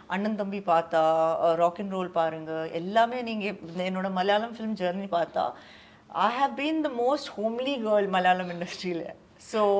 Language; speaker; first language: Tamil; non-native, fluent; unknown